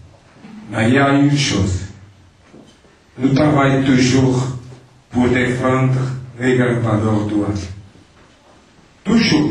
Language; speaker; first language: French; non-native, fluent; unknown